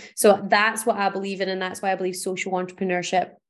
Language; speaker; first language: English; native; English